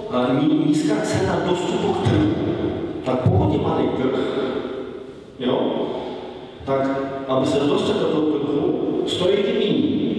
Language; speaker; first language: Czech; non-native, fluent; Polish